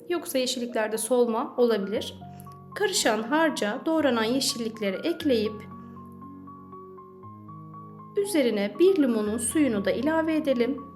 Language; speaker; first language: Turkish; native; Turkish